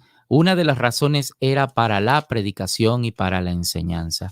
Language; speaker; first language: Spanish; native; Spanish